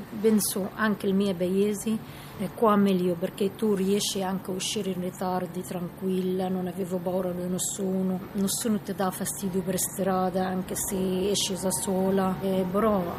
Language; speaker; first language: Italian; non-native, learner; Arabic